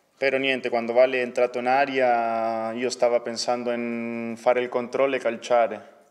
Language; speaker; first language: Italian; non-native, fluent; Spanish